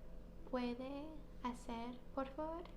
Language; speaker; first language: Spanish; non-native, learner; English